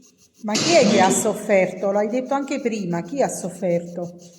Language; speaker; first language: Italian; native; Italian